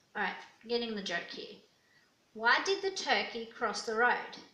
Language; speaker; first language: English; native; English